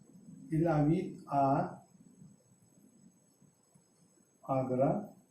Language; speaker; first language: French; non-native, fluent; Hindi